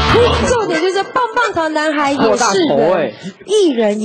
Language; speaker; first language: Chinese; native; Chinese